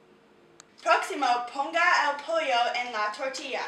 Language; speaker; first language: Spanish; non-native, learner; English